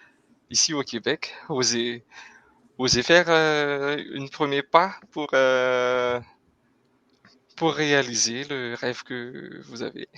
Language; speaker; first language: French; non-native, local second language; Malagasy